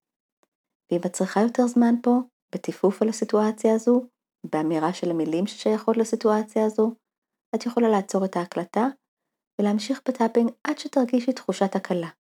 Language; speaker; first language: Hebrew; native; Hebrew